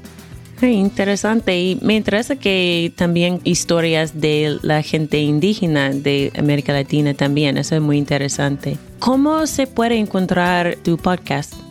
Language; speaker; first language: Spanish; non-native, fluent; English